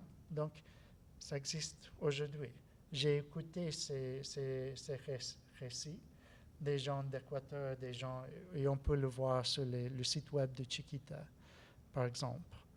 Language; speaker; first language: French; non-native, learner; English